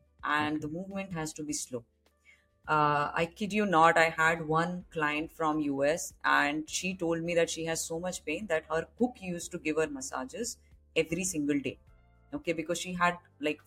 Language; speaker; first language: English; non-native, local second language; Hindi